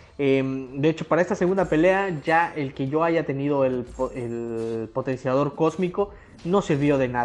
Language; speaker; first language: Spanish; native; Spanish